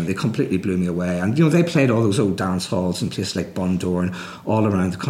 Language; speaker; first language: English; native; English